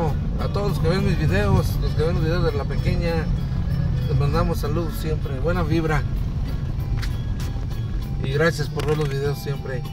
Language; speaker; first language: Spanish; native; Spanish